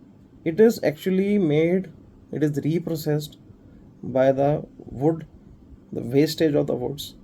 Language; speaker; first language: English; non-native, local second language; Hindi